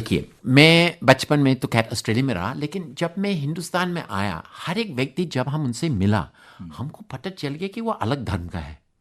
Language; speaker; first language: Hindi; non-native, fluent; English